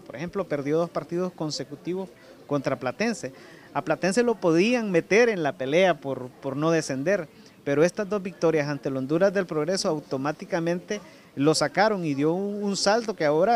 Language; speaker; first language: Spanish; native; Spanish